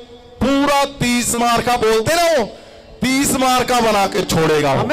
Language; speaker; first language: Hindi; non-native, local second language; Punjabi